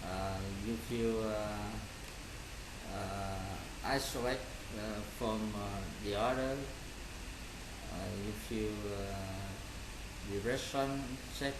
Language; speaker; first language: English; non-native, learner; Vietnamese